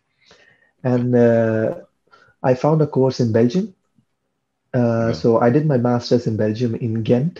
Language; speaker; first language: English; non-native, local second language; Tamil